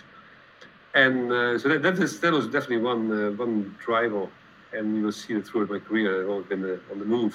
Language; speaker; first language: English; non-native, fluent; Dutch